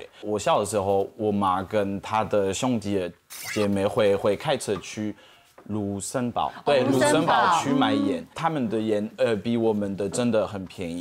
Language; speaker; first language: Chinese; non-native, fluent; French